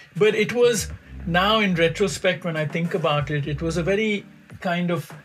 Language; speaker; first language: English; non-native, local second language; Hindi